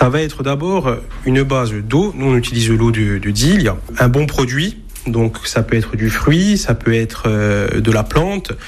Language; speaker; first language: French; native; French